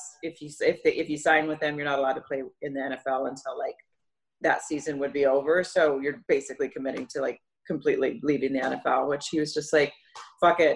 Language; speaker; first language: English; native; English